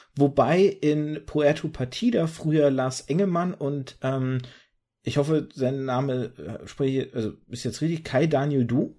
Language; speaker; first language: German; early bilingual, other home language; Russian